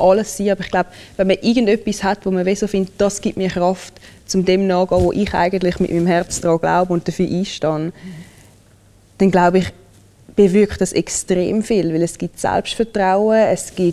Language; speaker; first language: German; early bilingual, other home language; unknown